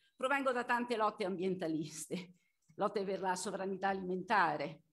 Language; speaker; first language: Italian; native; Italian